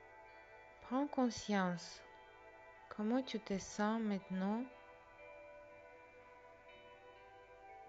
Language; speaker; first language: French; non-native, fluent; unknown